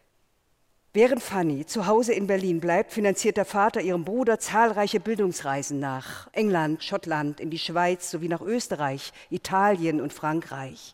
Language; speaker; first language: German; native; German